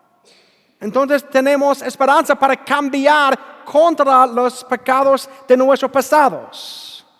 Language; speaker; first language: Spanish; non-native, learner; English